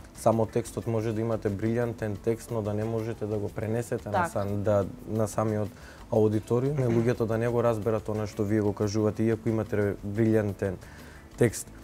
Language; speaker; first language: Macedonian; non-native, local second language; Turkish